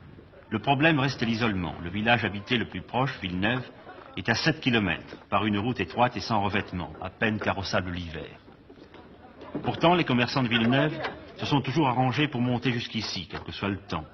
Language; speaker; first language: French; native; French